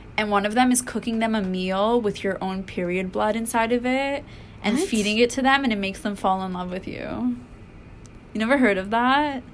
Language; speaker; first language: English; native; English